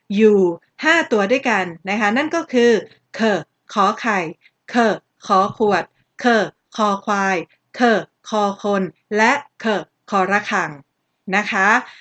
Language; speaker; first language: Thai; native; Thai